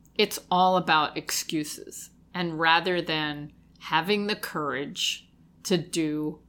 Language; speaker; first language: English; native; English